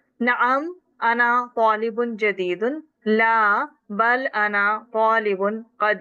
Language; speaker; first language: Arabic; non-native, fluent; Urdu